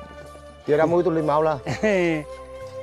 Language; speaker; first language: Portuguese; non-native, learner; Vietnamese